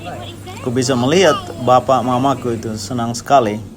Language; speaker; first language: Indonesian; non-native, local second language; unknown